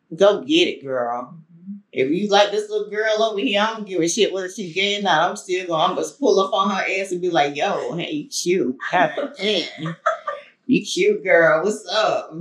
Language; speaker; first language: English; native; English